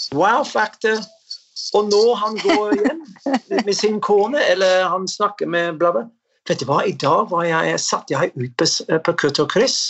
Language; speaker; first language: Norwegian; non-native, fluent; English